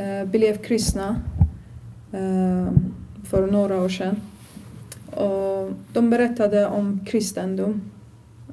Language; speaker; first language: Swedish; non-native, learner; Persian